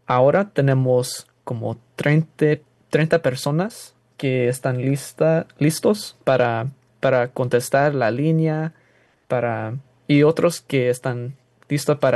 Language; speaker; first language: Spanish; non-native, learner; English